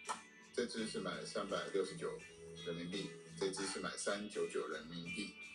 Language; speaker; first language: Chinese; native; Chinese